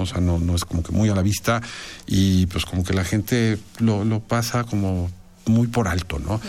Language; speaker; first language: Spanish; native; Spanish